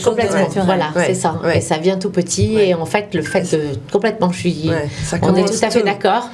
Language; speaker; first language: French; native; French